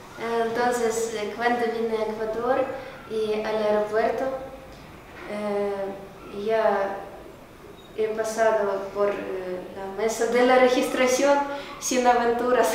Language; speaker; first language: Spanish; non-native, learner; Ukrainian